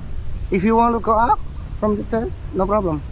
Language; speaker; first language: English; non-native, learner; Indonesian